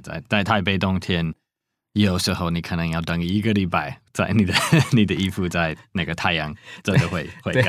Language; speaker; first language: Chinese; non-native, fluent; English